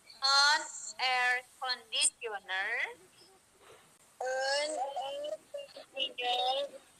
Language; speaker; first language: English; non-native, learner; Indonesian